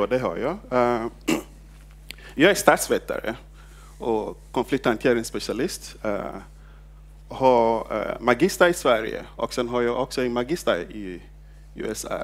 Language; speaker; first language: Swedish; non-native, fluent; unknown